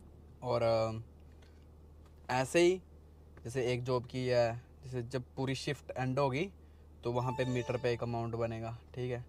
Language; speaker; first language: Hindi; native; Hindi